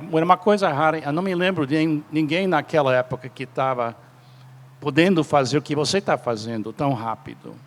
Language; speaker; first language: Portuguese; non-native, fluent; English